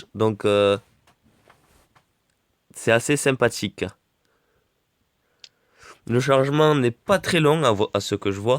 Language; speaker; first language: French; native; French